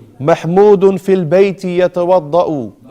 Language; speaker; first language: Arabic; non-native, fluent; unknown